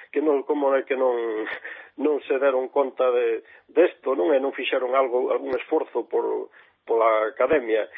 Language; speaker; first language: Galician; native; Galician